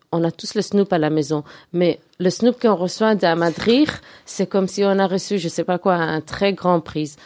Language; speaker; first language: French; non-native, local second language; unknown